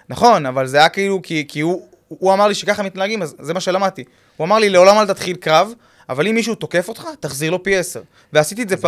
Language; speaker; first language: Hebrew; native; Hebrew